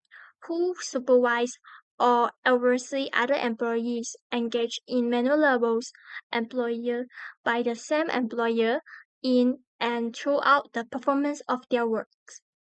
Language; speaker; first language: English; non-native, learner; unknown